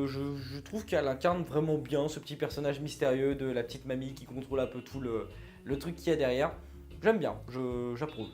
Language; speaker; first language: French; native; French